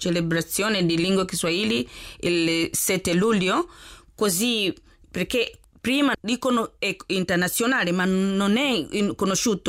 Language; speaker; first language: Italian; non-native, learner; Swahili